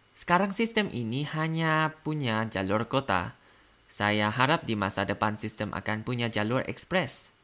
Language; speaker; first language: Indonesian; non-native, learner; Thai